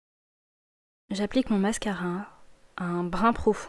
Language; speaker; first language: French; native; French